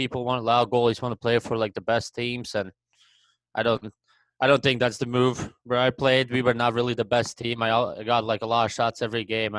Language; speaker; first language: English; non-native, fluent; Latvian